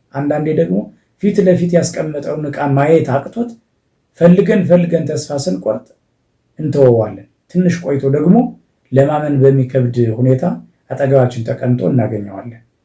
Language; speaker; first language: Amharic; native; Amharic